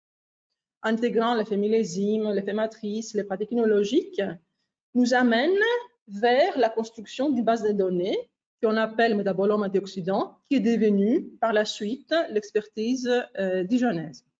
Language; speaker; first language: French; non-native, fluent; Greek